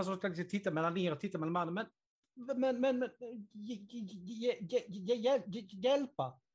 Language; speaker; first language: Swedish; native; Swedish